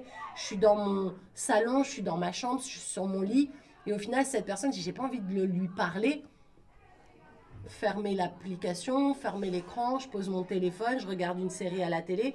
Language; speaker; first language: French; native; French